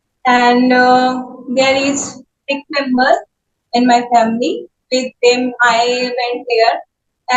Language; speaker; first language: English; non-native, learner; Hindi